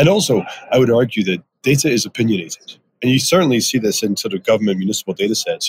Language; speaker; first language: English; native; English